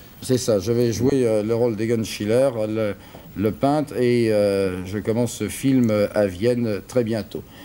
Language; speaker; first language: French; native; French